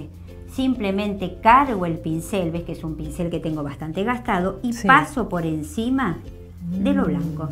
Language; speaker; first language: Spanish; native; Spanish